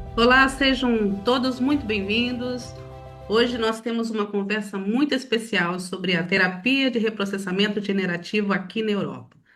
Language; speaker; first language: Portuguese; native; Portuguese